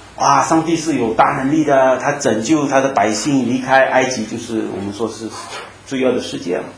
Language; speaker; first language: Chinese; native; Chinese